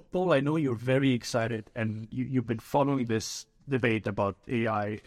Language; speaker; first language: English; early bilingual, other home language; Arabic